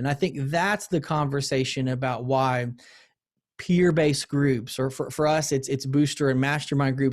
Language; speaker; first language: English; native; English